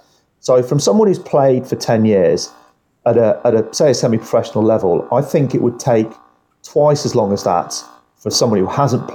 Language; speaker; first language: English; native; English